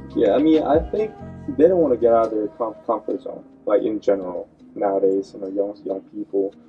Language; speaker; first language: English; non-native, learner; Korean